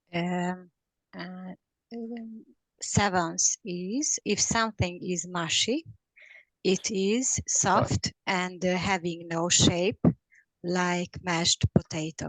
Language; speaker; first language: English; non-native, learner; Hungarian